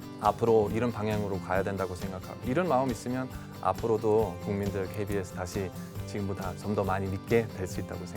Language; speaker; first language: Korean; non-native, fluent; German